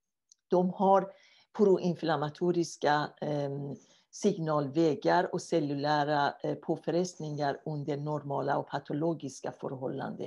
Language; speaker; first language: Swedish; non-native, fluent; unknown